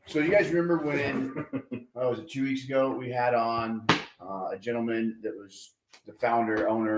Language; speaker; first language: English; native; English